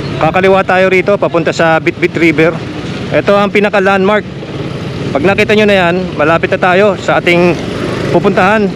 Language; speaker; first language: Filipino; native; Filipino